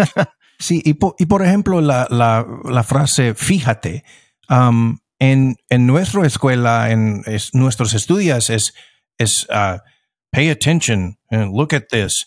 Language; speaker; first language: Spanish; non-native, fluent; English